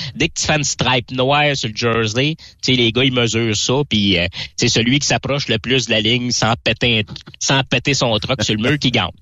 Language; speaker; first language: French; native; French